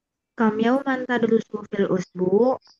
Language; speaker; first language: Arabic; non-native, learner; Indonesian